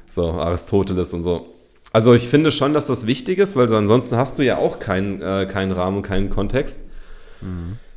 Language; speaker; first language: German; native; German